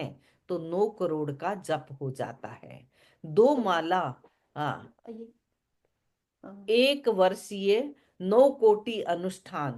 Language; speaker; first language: Hindi; native; Hindi